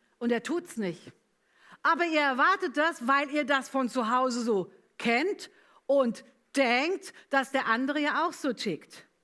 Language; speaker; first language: German; early bilingual, other home language; Italian